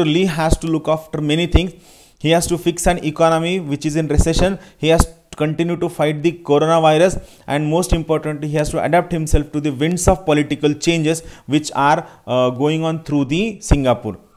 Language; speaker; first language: English; non-native, local second language; Marathi